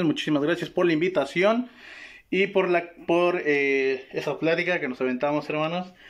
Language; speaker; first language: Spanish; native; Spanish